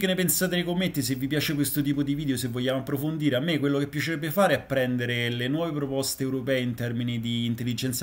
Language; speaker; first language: Italian; native; Italian